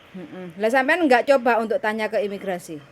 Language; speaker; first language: Indonesian; non-native, local second language; Javanese